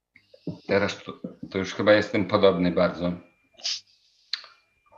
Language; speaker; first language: Polish; non-native, fluent; Ukrainian